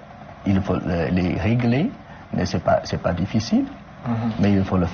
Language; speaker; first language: French; non-native, fluent; Chinese